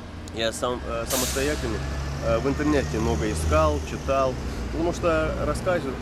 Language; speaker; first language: Russian; early bilingual, heritage; Dutch